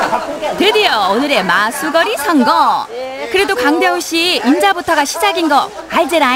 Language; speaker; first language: Korean; native; Korean